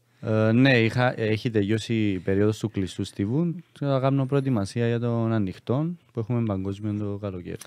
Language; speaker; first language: Greek; native; Greek